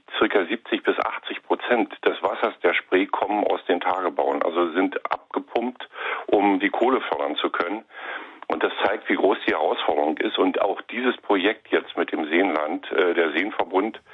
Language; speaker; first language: German; native; German